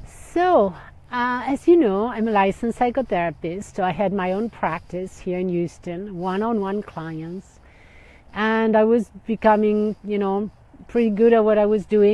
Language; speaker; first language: English; non-native, fluent; French